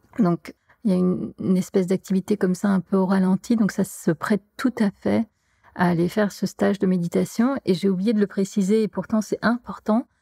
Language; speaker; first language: French; native; French